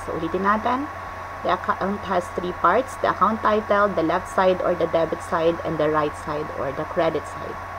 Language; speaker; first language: English; non-native, local second language; Filipino